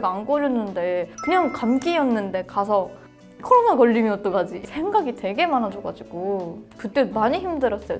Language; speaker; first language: Korean; non-native, fluent; Japanese